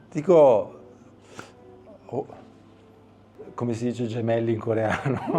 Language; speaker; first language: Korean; non-native, learner; Italian